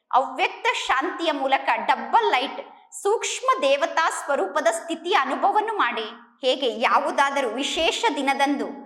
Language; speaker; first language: Kannada; native; Kannada